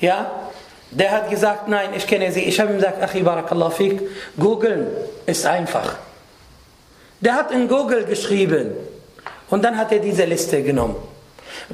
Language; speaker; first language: German; non-native, fluent; Arabic